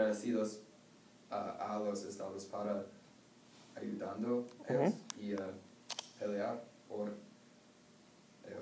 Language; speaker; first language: Spanish; non-native, learner; English